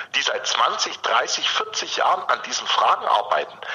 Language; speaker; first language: German; native; German